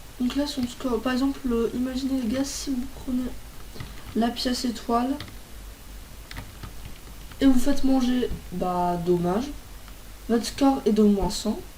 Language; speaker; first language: French; native; French